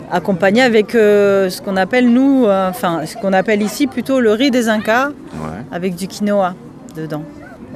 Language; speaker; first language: French; early bilingual, other home language; Spanish